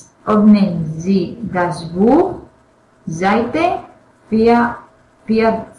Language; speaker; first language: German; non-native, learner; Spanish